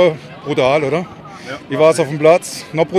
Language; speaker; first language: German; native; German